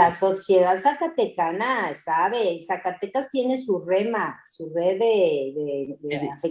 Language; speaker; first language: Spanish; native; Spanish